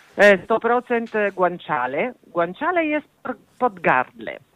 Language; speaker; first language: Polish; non-native, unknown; Italian